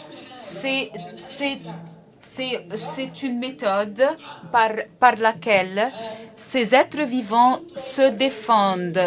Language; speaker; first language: French; non-native, local second language; Arabic